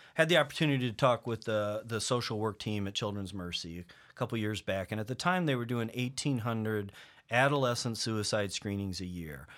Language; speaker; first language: English; native; English